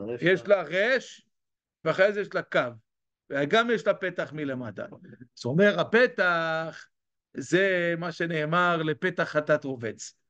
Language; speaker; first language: Hebrew; native; Hebrew